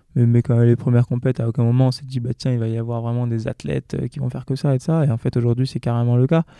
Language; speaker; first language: French; native; French